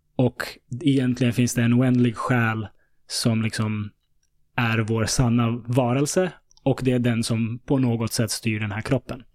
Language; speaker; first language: Swedish; early bilingual, other home language; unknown